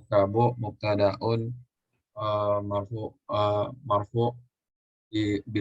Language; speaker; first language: Arabic; non-native, learner; Indonesian